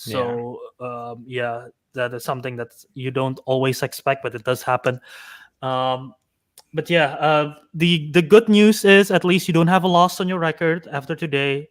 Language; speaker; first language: English; native; English